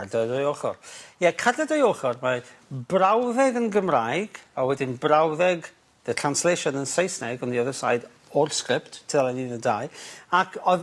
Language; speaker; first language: Welsh; native; Welsh